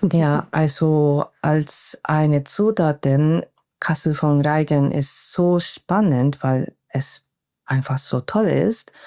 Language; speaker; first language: German; non-native, fluent; Japanese